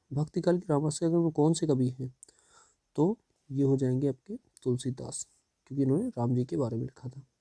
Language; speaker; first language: Hindi; native; Hindi